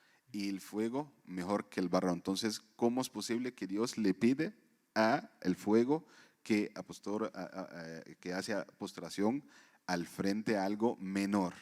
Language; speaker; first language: Spanish; non-native, fluent; Arabic